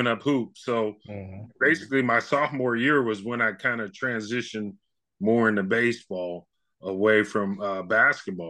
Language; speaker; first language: English; native; English